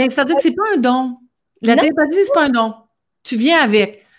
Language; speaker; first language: French; native; French